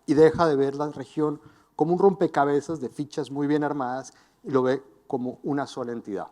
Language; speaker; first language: Spanish; native; Spanish